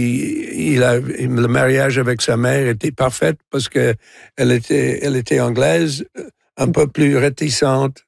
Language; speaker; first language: French; non-native, local second language; English